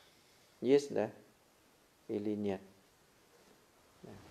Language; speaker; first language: Russian; non-native, fluent; Thai